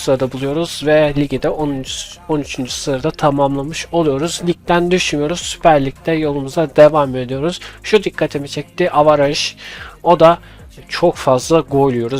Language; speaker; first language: Turkish; native; Turkish